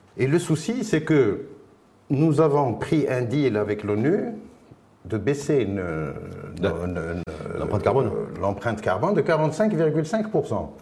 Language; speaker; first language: French; non-native, local second language; Arabic